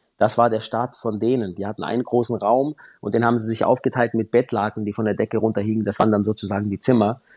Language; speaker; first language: German; native; German